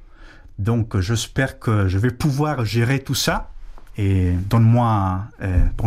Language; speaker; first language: French; non-native, fluent; Spanish